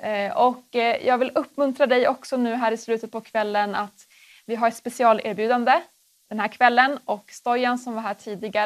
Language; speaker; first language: Swedish; native; Swedish